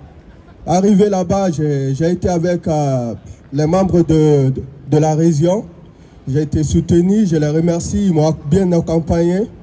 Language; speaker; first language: French; non-native, fluent; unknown